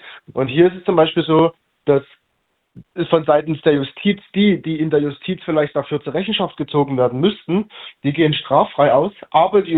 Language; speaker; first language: German; native; German